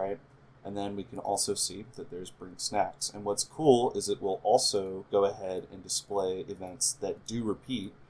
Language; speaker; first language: English; native; English